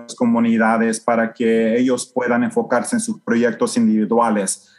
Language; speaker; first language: Spanish; native; Spanish